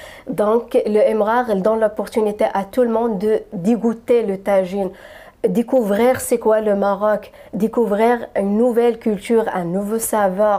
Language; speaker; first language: French; non-native, local second language; Arabic